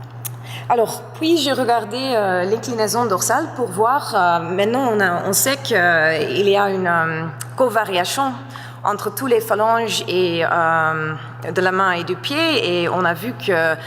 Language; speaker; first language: French; non-native, fluent; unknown